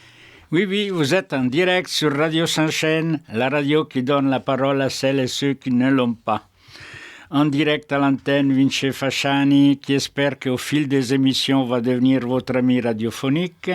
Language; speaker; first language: French; native; French